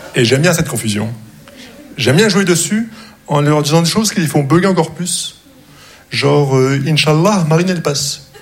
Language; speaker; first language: French; non-native, local second language; Arabic